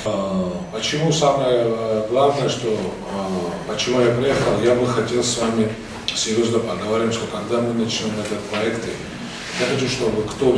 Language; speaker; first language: Russian; non-native, fluent; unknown